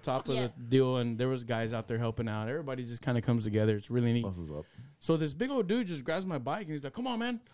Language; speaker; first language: English; early bilingual, other home language; Spanish